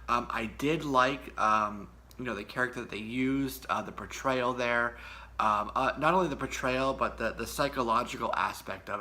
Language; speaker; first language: English; native; English